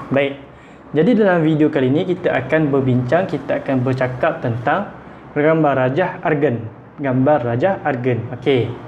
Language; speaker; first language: Malay; native; Malay